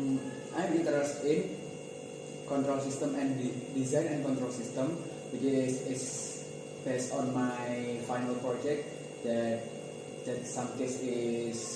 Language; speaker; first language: English; non-native, learner; Indonesian